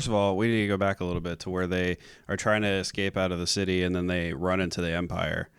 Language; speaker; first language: English; native; English